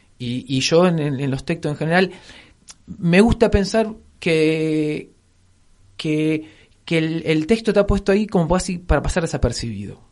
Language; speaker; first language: Spanish; native; Spanish